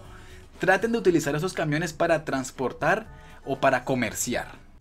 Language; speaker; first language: Spanish; native; Spanish